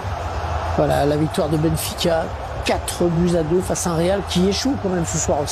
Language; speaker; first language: French; native; French